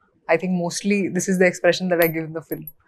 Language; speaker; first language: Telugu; non-native, fluent; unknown